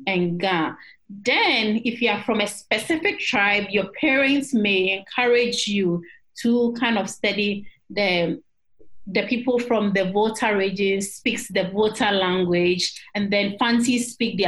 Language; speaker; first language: English; non-native, local second language; Akan